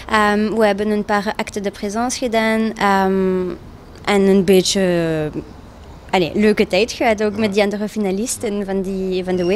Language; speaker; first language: Dutch; non-native, local second language; French